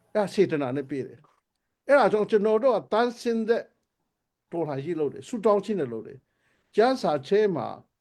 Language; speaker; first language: Burmese; non-native, local second language; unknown